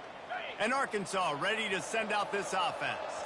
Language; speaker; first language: English; native; English